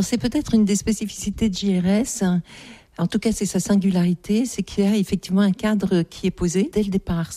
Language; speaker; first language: French; native; French